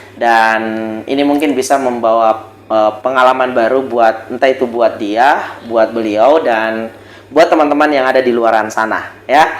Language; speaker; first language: Indonesian; native; Indonesian